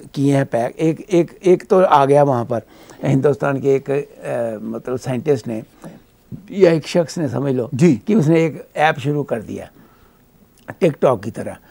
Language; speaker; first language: Hindi; native; Hindi